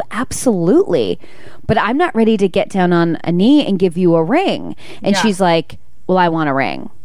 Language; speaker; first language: English; native; English